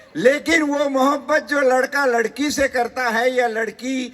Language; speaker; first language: Hindi; non-native, local second language; Marathi